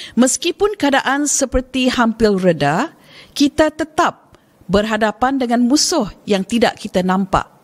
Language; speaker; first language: Malay; native; Malay